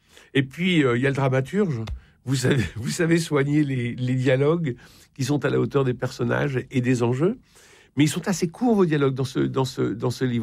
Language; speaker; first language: French; native; French